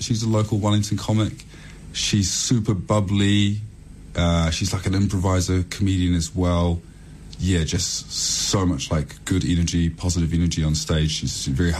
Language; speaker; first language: English; native; English